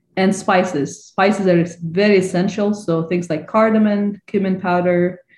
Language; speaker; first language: English; non-native, fluent; Arabic